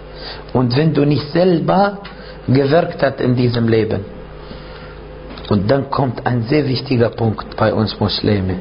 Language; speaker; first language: German; non-native, fluent; Arabic